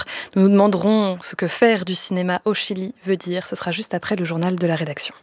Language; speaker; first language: French; native; French